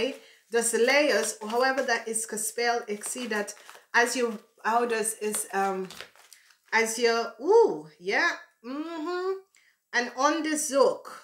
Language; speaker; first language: Dutch; non-native, learner; English